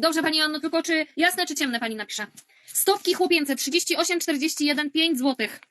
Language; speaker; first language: Polish; native; Polish